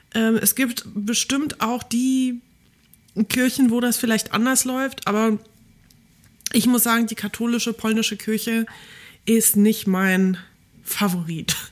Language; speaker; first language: German; early bilingual, other home language; Polish